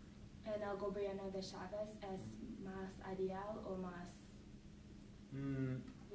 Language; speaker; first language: Spanish; non-native, learner; English